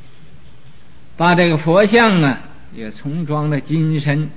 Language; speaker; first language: Chinese; native; Chinese